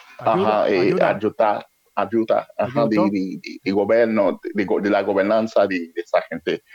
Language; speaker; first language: Spanish; non-native, learner; Haitian Creole